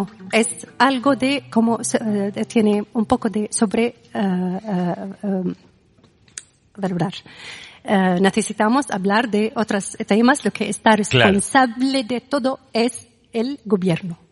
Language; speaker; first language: Spanish; non-native, learner; Arabic